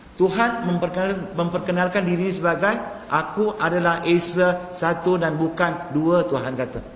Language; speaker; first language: Malay; non-native, local second language; Tamil